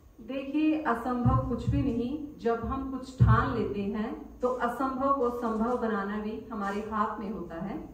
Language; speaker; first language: Hindi; native; Hindi